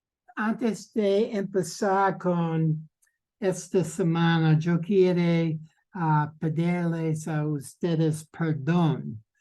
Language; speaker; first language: Spanish; non-native, learner; English